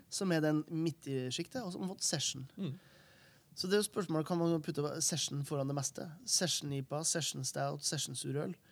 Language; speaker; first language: Norwegian; native; Norwegian